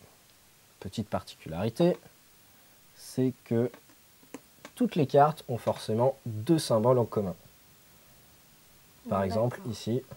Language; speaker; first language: French; native; French